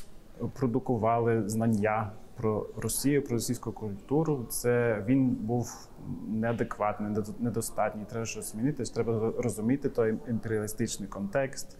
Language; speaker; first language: Ukrainian; non-native, fluent; English